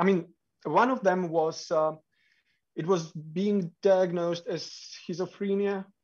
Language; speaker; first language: English; non-native, fluent; Slovak